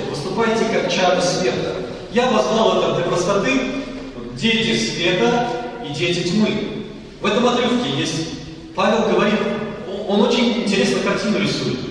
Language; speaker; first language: Russian; native; Russian